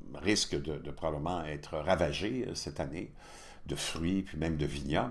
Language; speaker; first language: French; native; French